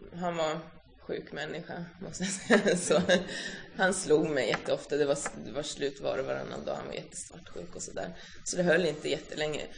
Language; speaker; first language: Swedish; early bilingual, other home language; Finnish